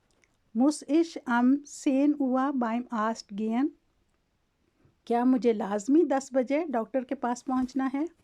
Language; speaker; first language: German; non-native, learner; Urdu